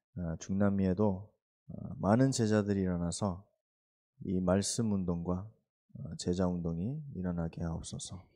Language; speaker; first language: Korean; early bilingual, heritage; Korean